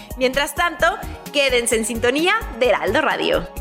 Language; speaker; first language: Spanish; native; Spanish